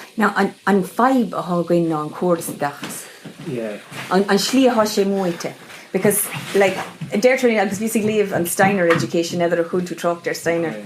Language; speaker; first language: Irish; non-native, local second language; English